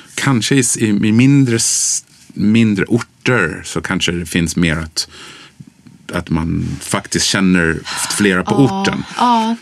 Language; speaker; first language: Swedish; early bilingual, other home language; English